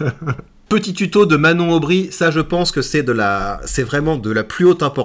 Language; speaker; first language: French; native; French